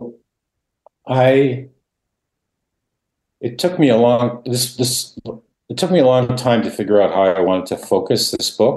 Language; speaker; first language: English; non-native, fluent; Dutch